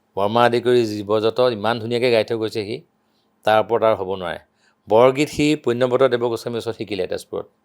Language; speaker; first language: Assamese; native; Assamese